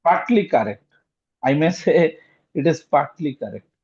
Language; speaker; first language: English; non-native, local second language; Bangla